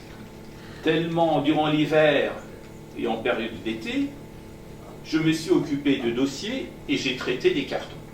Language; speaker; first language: French; non-native, fluent; Persian